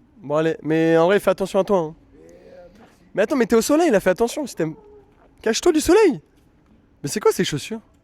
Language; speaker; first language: French; native; French